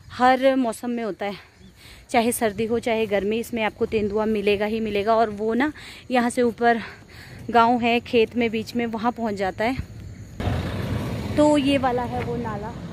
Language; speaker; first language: Hindi; non-native, local second language; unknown